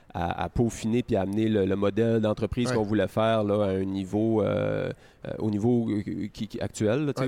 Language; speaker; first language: French; native; French